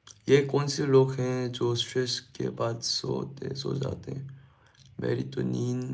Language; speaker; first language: Hindi; non-native, learner; Korean